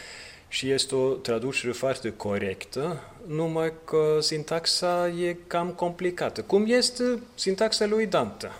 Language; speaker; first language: Romanian; non-native, fluent; Norwegian